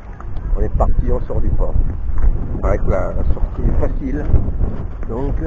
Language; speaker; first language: French; native; French